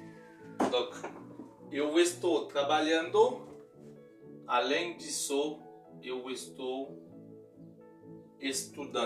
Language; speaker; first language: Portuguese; non-native, fluent; Haitian Creole